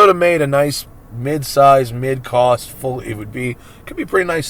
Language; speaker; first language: English; native; English